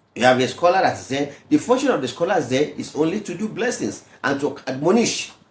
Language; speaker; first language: English; non-native, local second language; Yoruba